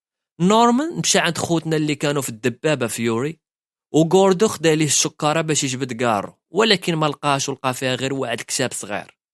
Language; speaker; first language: Arabic; native; Arabic